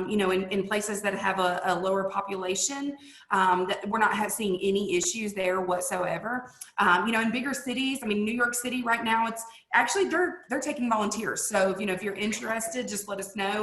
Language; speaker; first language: English; native; English